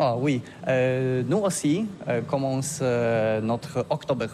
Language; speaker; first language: French; non-native, learner; Polish